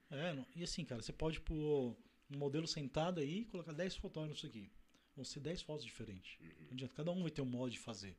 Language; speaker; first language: Portuguese; native; Portuguese